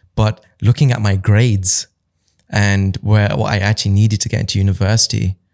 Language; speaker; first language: English; early bilingual, other home language; Hindi